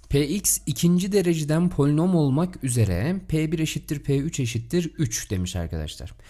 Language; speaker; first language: Turkish; native; Turkish